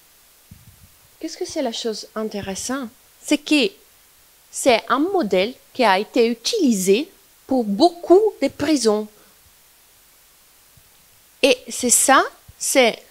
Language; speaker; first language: French; non-native, fluent; Italian